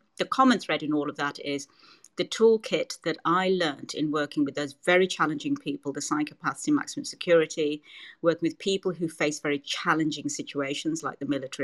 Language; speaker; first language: English; native; English